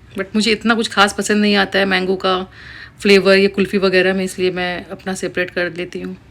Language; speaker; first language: Hindi; native; Hindi